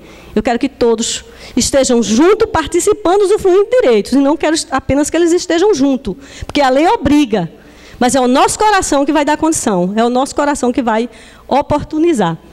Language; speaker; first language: Portuguese; native; Portuguese